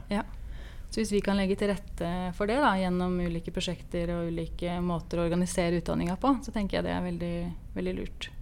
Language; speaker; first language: Norwegian; native; Norwegian